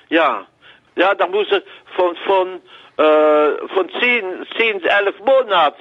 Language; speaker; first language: German; non-native, learner; French